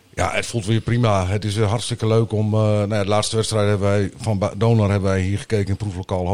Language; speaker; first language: Dutch; native; Dutch